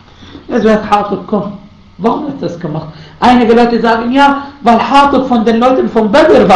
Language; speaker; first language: German; non-native, fluent; Arabic